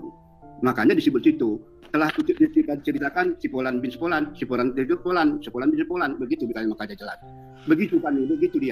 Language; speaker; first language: Indonesian; native; Indonesian